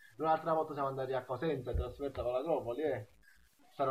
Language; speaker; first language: Italian; native; Italian